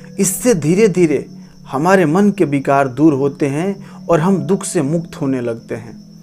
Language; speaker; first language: Hindi; native; Hindi